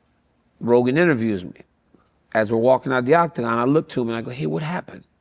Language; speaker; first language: English; native; English